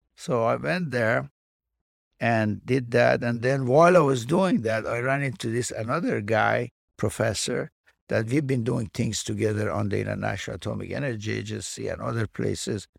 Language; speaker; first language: English; non-native, fluent; Persian